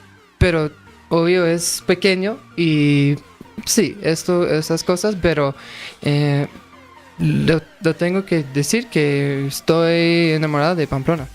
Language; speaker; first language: Spanish; non-native, fluent; English